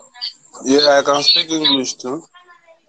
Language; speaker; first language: English; non-native, local second language; Igbo